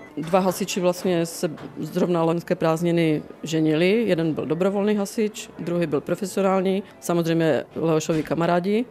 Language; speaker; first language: Czech; native; Czech